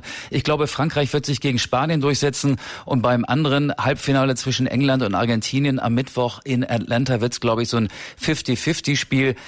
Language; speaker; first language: German; native; German